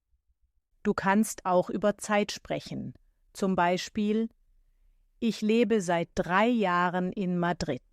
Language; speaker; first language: German; native; German